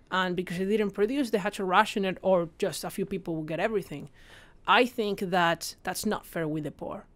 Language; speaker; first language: English; non-native, fluent; Spanish